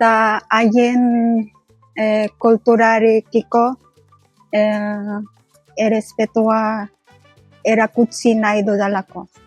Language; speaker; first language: Basque; non-native, learner; Cebuano